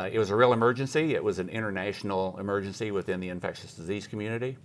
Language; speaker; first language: English; native; English